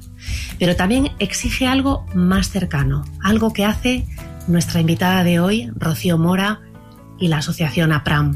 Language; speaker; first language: Spanish; native; Spanish